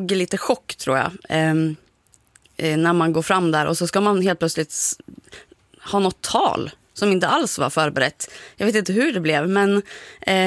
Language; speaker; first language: Swedish; native; Swedish